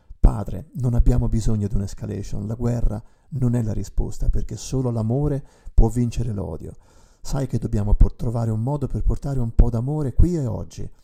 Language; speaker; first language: Italian; native; Italian